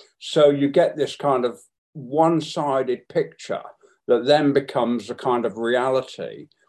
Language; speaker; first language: English; native; English